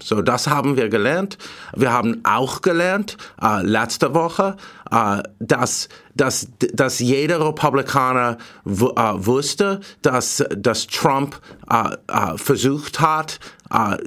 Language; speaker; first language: German; non-native, learner; English